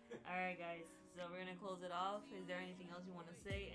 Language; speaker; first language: English; early bilingual, other home language; Spanish